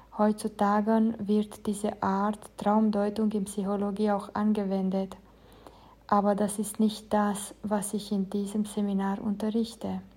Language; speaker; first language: German; non-native, fluent; Romanian